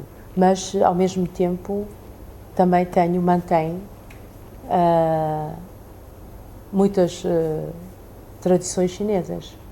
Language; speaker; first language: Portuguese; early bilingual, other home language; Chinese